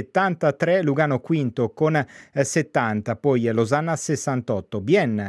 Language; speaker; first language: Italian; native; Italian